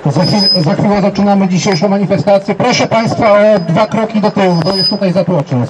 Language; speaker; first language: Polish; native; Polish